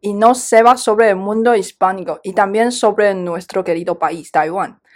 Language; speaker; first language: Spanish; non-native, fluent; Chinese